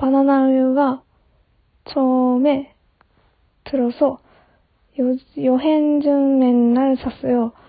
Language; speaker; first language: Korean; non-native, learner; Japanese